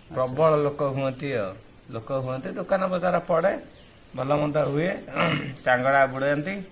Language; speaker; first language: Odia; native; Odia